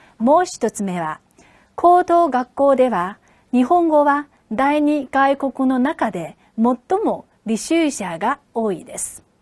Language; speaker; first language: Japanese; non-native, fluent; Chinese